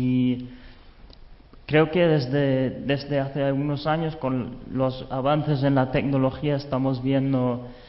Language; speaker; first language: Spanish; non-native, fluent; German